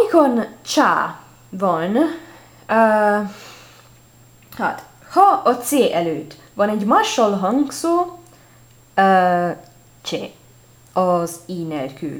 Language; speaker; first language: Hungarian; non-native, learner; Italian